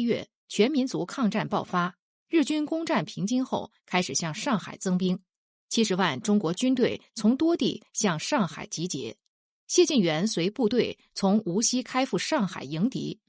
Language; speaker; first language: Chinese; native; Chinese